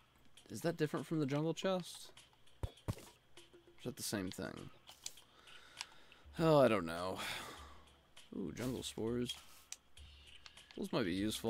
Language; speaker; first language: English; native; English